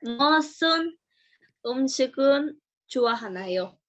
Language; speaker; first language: Korean; non-native, learner; Spanish